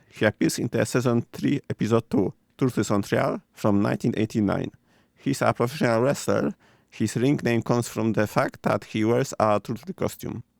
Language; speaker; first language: English; non-native, fluent; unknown